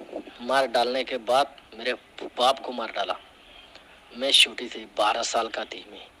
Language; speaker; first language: Hindi; non-native, learner; Rohingya